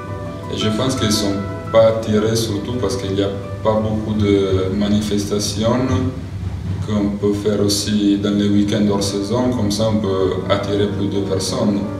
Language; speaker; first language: French; non-native, fluent; Italian